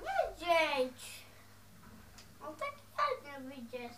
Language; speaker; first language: Polish; early bilingual, heritage; Dutch